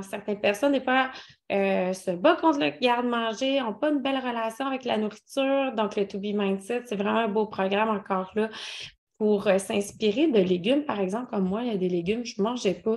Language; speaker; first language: French; native; French